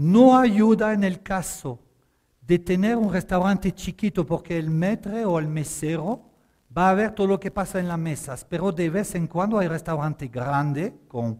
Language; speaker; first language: Spanish; non-native, fluent; French